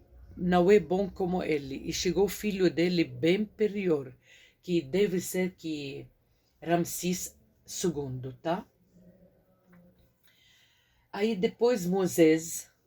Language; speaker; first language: Portuguese; non-native, fluent; Arabic